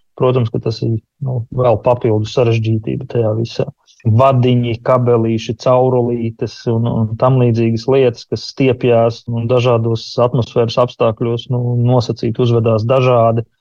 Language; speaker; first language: Latvian; native; Latvian